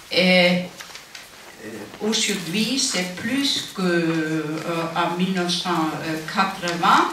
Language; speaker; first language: French; non-native, fluent; Icelandic